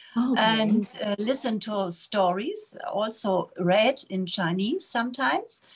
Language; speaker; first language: English; non-native, fluent; German